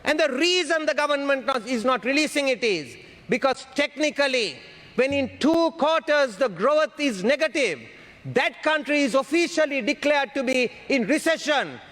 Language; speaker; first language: English; non-native, local second language; Sinhala